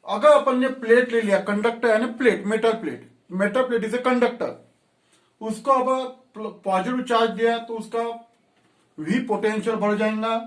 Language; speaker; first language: Hindi; non-native, local second language; Marathi